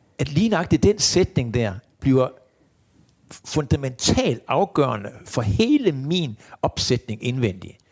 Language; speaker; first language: Danish; native; Danish